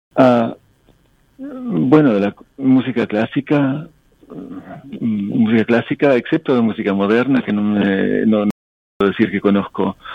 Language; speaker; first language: Spanish; non-native, local second language; English